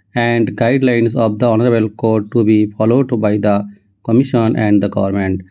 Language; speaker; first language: English; non-native, local second language; Bangla